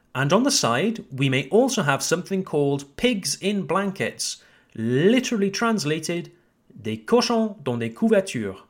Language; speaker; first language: English; native; English